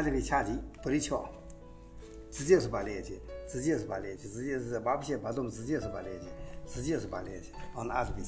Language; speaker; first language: Russian; non-native, learner; Chinese